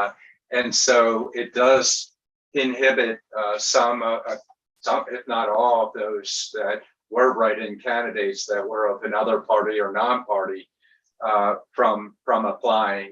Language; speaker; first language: English; native; English